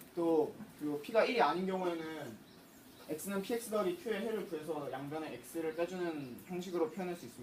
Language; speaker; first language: Korean; native; Korean